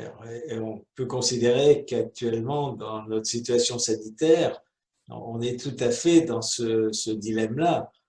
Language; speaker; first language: French; native; French